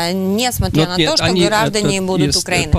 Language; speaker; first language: Russian; native; Russian